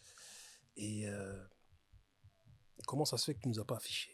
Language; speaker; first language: French; early bilingual, other home language; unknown